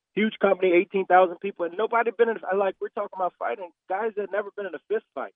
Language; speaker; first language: English; native; English